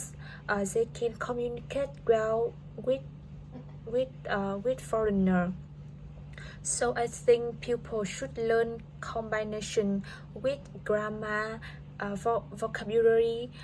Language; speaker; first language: English; non-native, learner; Vietnamese